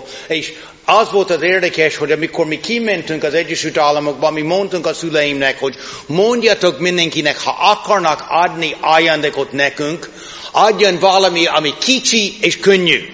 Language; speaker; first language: Hungarian; non-native, fluent; English